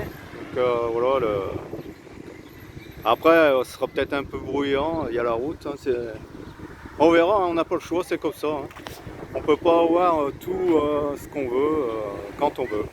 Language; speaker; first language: French; native; French